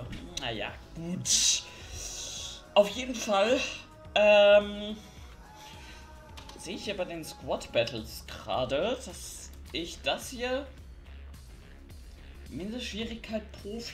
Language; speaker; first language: German; native; German